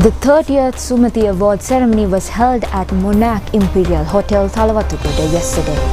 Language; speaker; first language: English; non-native, local second language; Sinhala